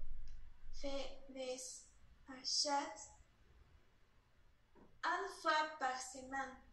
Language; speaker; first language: French; non-native, learner; Spanish